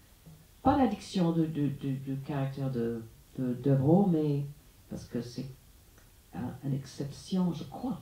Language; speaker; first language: French; non-native, fluent; English